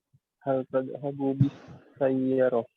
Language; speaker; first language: Arabic; non-native, learner; Indonesian